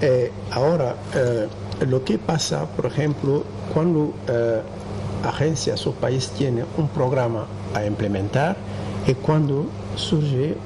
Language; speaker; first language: Spanish; non-native, fluent; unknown